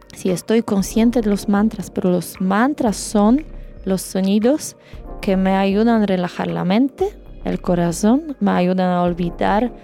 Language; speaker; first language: Spanish; non-native, fluent; Polish